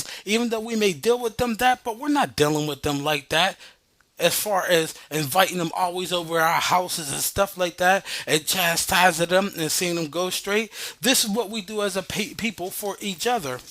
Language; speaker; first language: English; native; English